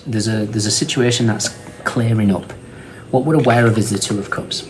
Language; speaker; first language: English; native; English